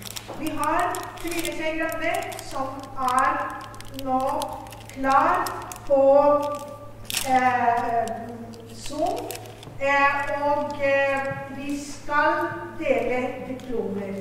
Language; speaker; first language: Norwegian; non-native, fluent; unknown